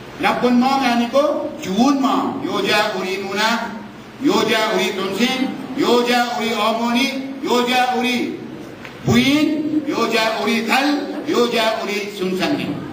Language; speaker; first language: Korean; non-native, learner; Arabic